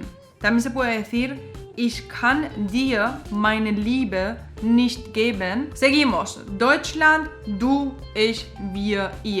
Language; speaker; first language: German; non-native, fluent; Spanish